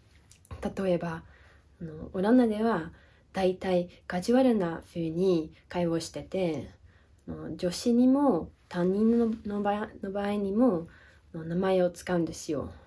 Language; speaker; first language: Japanese; non-native, fluent; Dutch